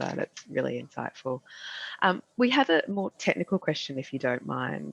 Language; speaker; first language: English; native; English